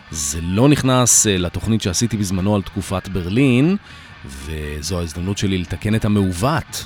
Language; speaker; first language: Hebrew; native; Hebrew